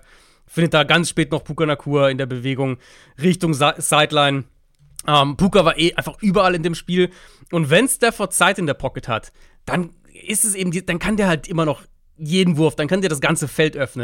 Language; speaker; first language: German; native; German